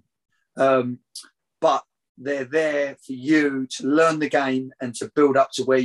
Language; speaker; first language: English; native; English